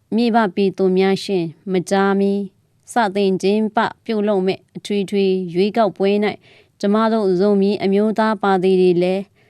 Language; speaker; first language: Burmese; non-native, local second language; Tedim Chin